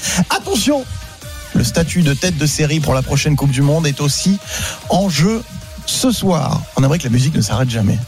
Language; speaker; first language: French; native; French